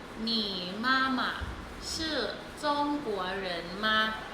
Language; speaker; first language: Chinese; non-native, fluent; Thai